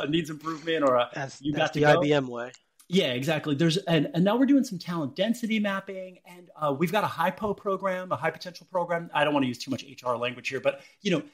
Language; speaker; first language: English; native; English